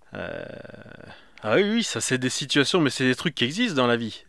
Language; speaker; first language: French; native; French